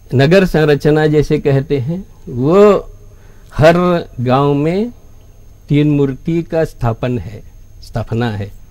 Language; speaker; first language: Hindi; non-native, fluent; Indonesian